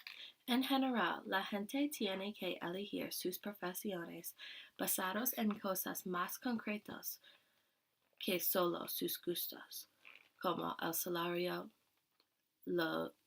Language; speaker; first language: Spanish; non-native, learner; English